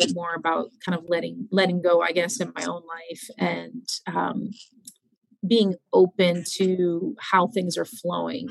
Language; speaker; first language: English; native; English